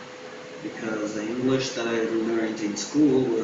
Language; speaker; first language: English; non-native, fluent; Spanish